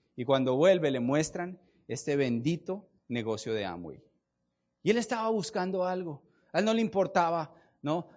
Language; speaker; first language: Spanish; native; Spanish